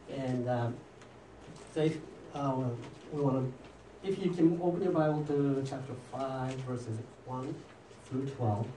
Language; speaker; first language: English; non-native, fluent; Japanese